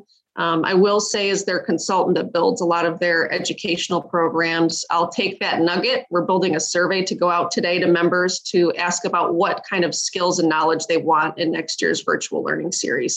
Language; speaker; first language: English; native; English